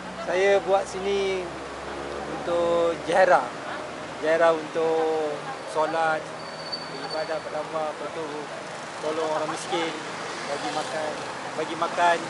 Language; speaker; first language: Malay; non-native, local second language; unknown